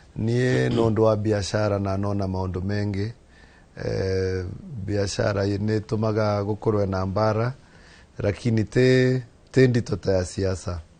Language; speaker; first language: Kikuyu; non-native, local second language; Embu